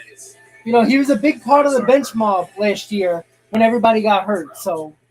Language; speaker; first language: English; native; English